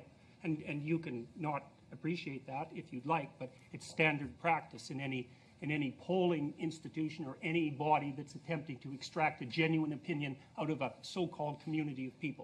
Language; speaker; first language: English; native; English